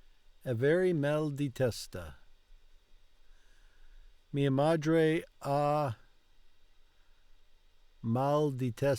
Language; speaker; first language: Italian; non-native, learner; English